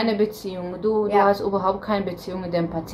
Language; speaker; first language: German; non-native, fluent; Romanian